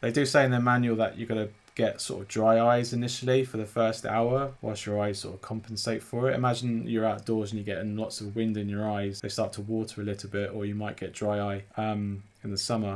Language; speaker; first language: English; native; English